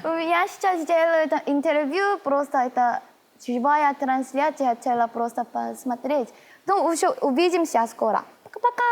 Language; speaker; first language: Russian; non-native, fluent; Korean